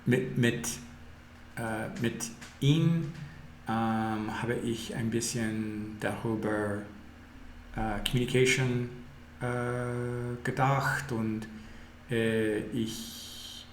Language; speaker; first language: German; non-native, learner; English